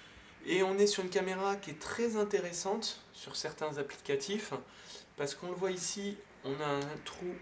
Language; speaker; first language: French; native; French